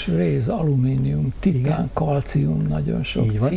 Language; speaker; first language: Hungarian; native; Hungarian